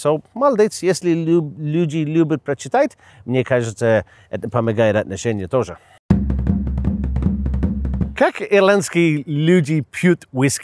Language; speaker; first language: Russian; non-native, learner; English